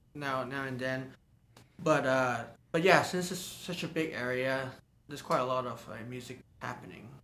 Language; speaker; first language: English; non-native, local second language; Cantonese